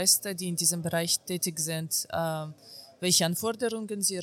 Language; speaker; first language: German; non-native, fluent; Ukrainian